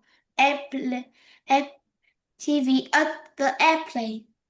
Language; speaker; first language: English; non-native, learner; Vietnamese